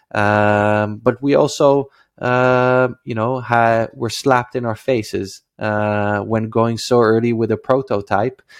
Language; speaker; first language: English; non-native, fluent; Dutch